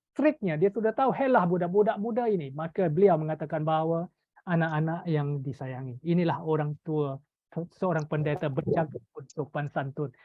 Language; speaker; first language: Malay; native; Malay